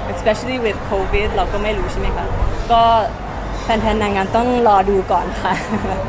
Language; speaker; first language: Thai; early bilingual, heritage; Thai